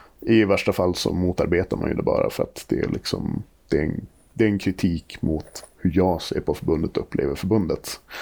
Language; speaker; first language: Swedish; native; Swedish